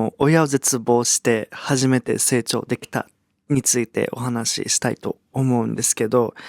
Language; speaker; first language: Japanese; early bilingual, other home language; Portuguese